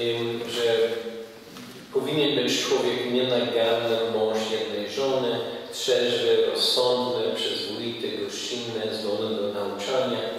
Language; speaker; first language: Polish; non-native, fluent; English